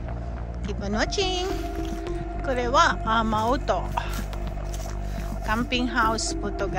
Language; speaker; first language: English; non-native, local second language; Filipino